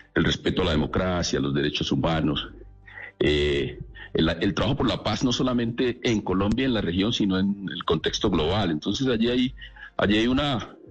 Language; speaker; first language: Spanish; native; Spanish